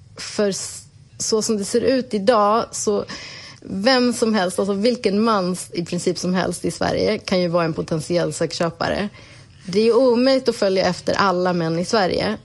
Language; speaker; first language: Swedish; native; Swedish